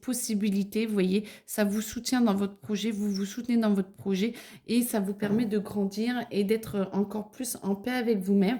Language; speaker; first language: French; native; French